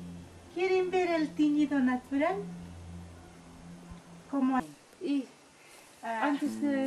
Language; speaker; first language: Spanish; non-native, local second language; Quechua